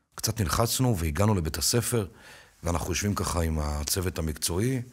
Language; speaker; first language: Hebrew; native; Hebrew